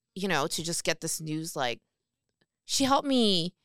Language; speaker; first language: English; early bilingual, other home language; Korean